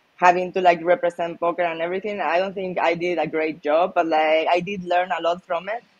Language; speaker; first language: English; non-native, fluent; Spanish